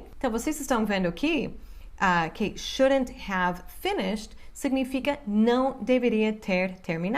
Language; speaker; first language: Portuguese; non-native, fluent; English